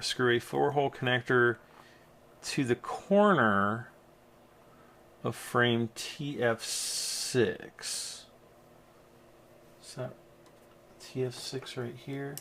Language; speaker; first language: English; native; English